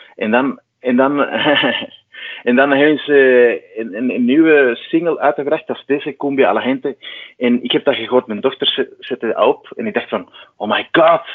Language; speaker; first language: Dutch; non-native, fluent; Spanish